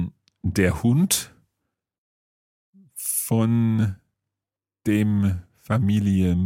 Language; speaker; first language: German; non-native, learner; English